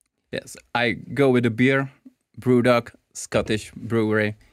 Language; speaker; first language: English; non-native, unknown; Czech